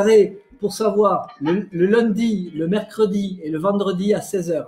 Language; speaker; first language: French; native; French